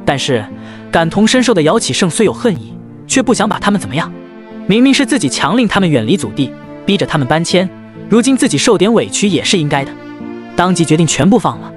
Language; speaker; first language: Chinese; native; Chinese